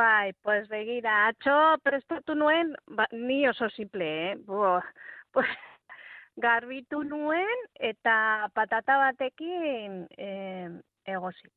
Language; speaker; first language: Basque; non-native, local second language; Spanish